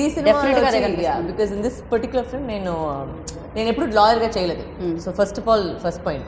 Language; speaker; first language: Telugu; non-native, fluent; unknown